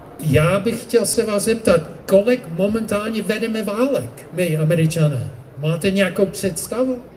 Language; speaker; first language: Czech; non-native, fluent; English